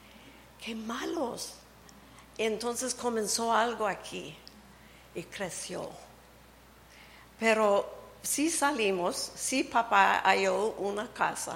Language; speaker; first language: Spanish; early bilingual, heritage; Spanish